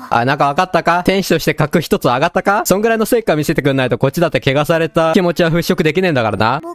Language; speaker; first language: Japanese; native; Japanese